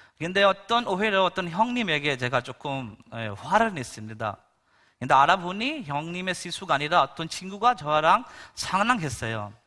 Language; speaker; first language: Korean; non-native, fluent; Bangla